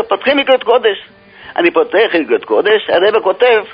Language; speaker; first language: Hebrew; non-native, fluent; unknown